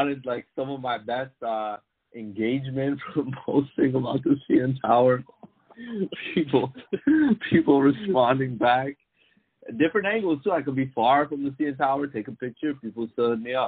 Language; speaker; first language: English; native; English